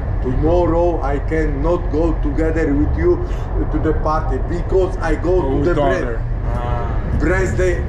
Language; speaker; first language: English; non-native, learner; Polish